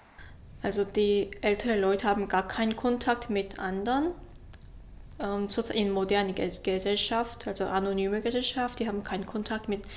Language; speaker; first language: German; non-native, fluent; Korean